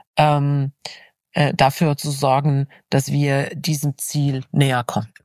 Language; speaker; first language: German; non-native, fluent; Arabic